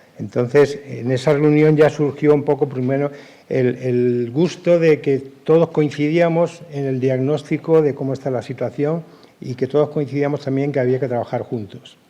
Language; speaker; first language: Spanish; native; Spanish